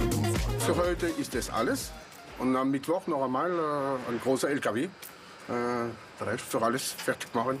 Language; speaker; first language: German; non-native, learner; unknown